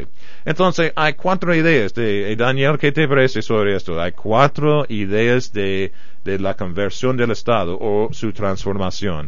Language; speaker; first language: Spanish; non-native, fluent; English